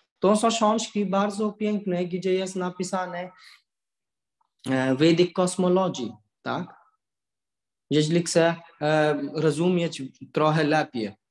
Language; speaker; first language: Polish; non-native, learner; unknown